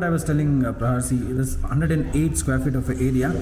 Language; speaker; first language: English; non-native, local second language; Hindi